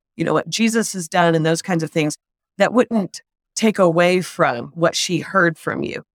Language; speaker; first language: English; native; English